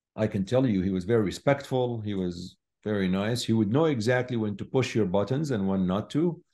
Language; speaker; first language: English; non-native, fluent; Arabic